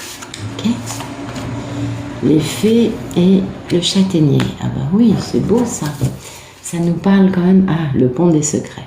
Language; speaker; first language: French; native; French